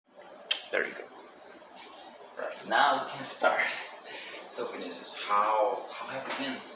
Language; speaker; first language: English; non-native, fluent; Portuguese